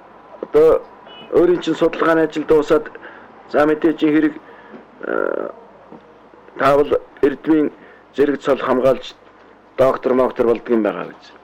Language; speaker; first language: Mongolian; native; Mongolian